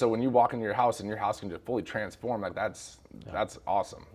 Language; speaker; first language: English; native; English